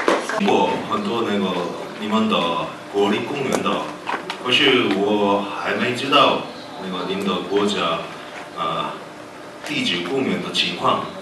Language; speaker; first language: Chinese; non-native, learner; Korean